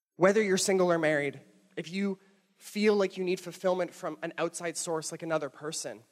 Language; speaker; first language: English; native; English